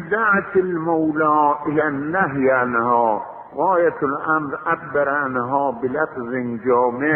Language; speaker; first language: Arabic; non-native, fluent; Azerbaijani